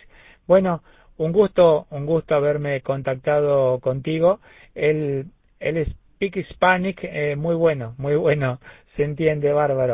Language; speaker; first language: Spanish; native; Spanish